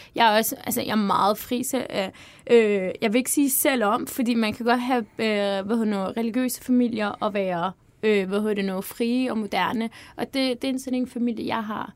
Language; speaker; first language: Danish; early bilingual, other home language; Turkish